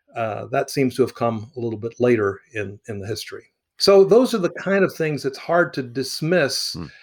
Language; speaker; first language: English; early bilingual, other home language; Arabic